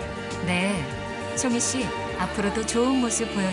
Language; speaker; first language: Korean; native; Korean